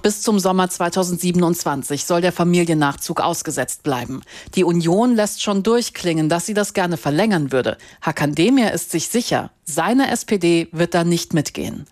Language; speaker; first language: German; native; German